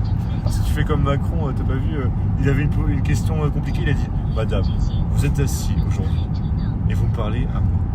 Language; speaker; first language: French; native; French